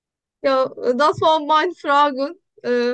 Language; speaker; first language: German; non-native, learner; Turkish